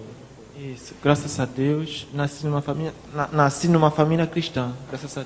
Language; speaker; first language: Portuguese; non-native, fluent; Haitian Creole